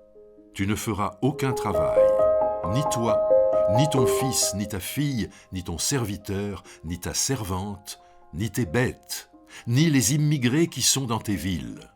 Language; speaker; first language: French; native; French